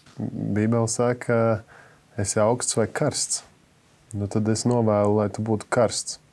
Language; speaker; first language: Latvian; native; Latvian